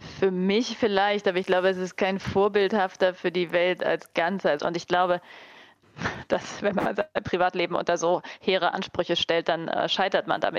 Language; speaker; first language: German; native; German